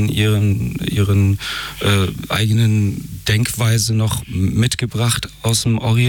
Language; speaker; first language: German; early bilingual, other home language; Persian